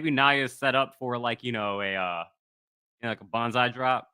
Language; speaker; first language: English; native; English